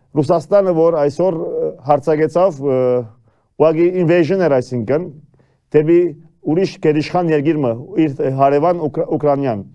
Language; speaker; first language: Armenian; early bilingual, heritage; Armenian